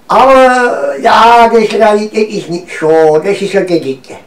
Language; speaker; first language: German; non-native, learner; Romanian